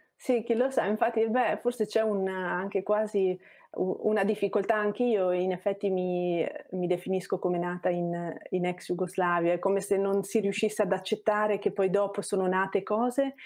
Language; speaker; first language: Italian; non-native, fluent; Bosnian